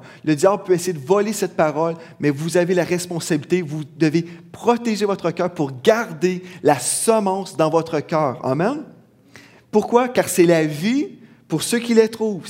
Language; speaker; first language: French; native; French